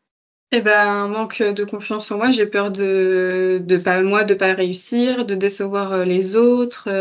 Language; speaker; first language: French; native; French